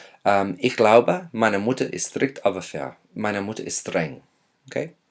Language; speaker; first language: German; non-native, fluent; English